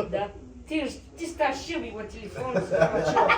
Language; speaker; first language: Russian; non-native, learner; Tajik